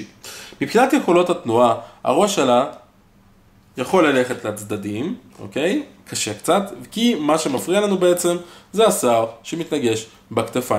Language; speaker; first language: Hebrew; native; Hebrew